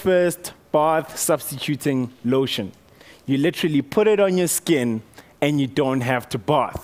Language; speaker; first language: English; non-native, local second language; Northern Sotho